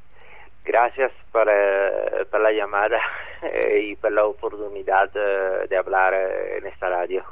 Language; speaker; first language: Spanish; non-native, learner; Italian